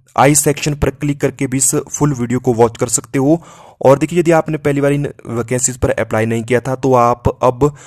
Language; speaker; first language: Hindi; native; Hindi